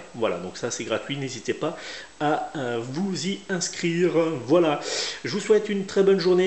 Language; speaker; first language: French; native; French